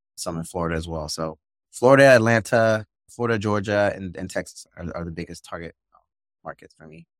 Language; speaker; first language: English; native; English